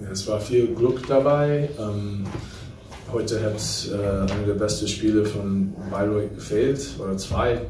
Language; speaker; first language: German; non-native, fluent; English